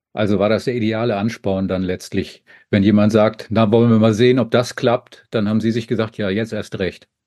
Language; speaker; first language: German; native; German